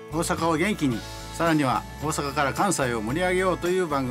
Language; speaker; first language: Japanese; native; Japanese